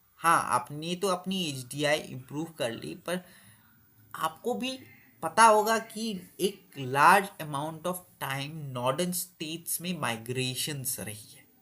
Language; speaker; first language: Hindi; non-native, local second language; Assamese